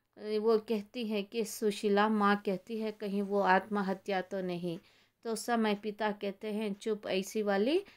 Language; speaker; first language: Hindi; non-native, local second language; Kannada